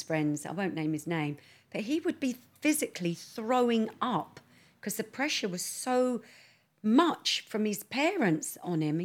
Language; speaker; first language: English; native; English